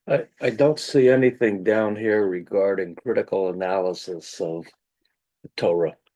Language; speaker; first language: English; native; English